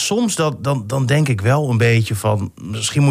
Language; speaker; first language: Dutch; native; Dutch